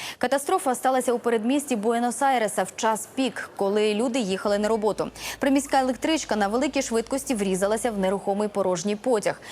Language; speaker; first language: Ukrainian; native; Ukrainian